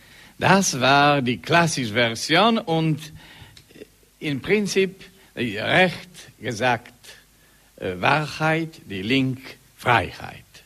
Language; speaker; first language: German; non-native, learner; Polish